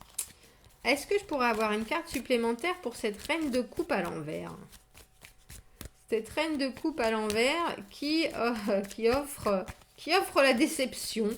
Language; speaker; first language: French; native; French